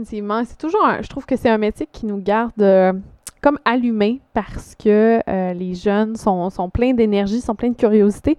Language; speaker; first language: French; native; French